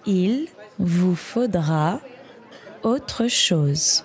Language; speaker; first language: French; non-native, learner; English